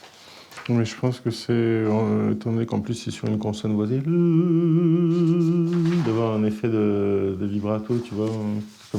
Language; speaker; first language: French; native; French